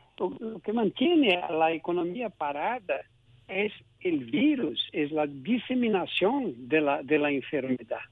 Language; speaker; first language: Spanish; non-native, local second language; Portuguese